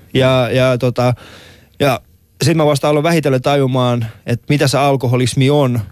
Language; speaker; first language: Finnish; early bilingual, other home language; Persian